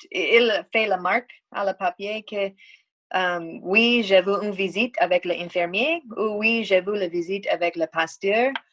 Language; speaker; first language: French; non-native, learner; English